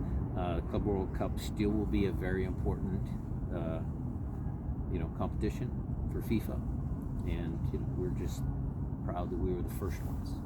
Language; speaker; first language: English; native; English